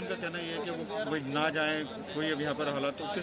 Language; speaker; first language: Hindi; native; Hindi